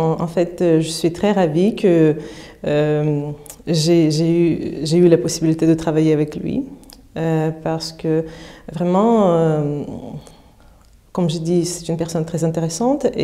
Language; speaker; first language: French; non-native, fluent; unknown